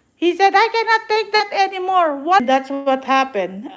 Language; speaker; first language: English; non-native, local second language; Filipino